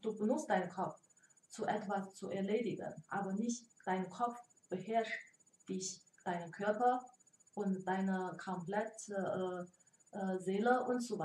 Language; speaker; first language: German; non-native, learner; Chinese